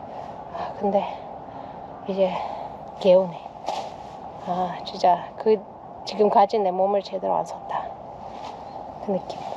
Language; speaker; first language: Korean; non-native, fluent; Russian